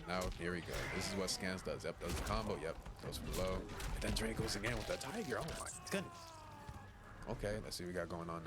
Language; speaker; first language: English; native; English